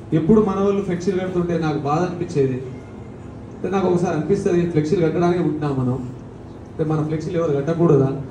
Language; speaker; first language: Telugu; non-native, local second language; Lambadi